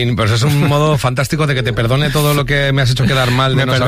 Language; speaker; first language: Spanish; native; Spanish